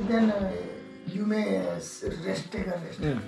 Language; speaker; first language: English; non-native, learner; Nepali